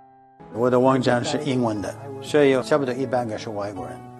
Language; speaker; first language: Chinese; non-native, fluent; English